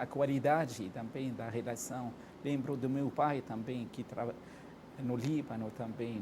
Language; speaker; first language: Portuguese; non-native, fluent; Arabic